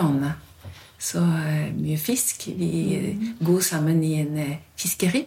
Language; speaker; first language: Norwegian; non-native, fluent; French